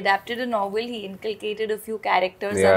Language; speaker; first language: Telugu; non-native, fluent; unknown